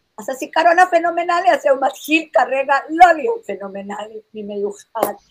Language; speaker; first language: Hebrew; non-native, fluent; English